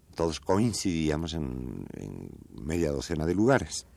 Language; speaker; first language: Spanish; native; Spanish